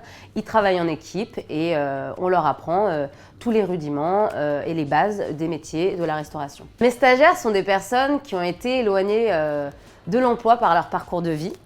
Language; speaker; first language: French; native; French